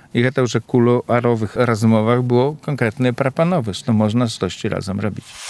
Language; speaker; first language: Belarusian; native; Belarusian